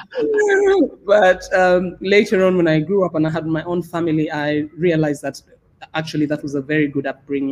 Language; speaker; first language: English; non-native, local second language; Swahili